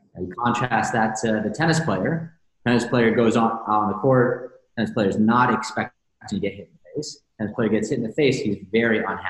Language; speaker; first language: English; native; English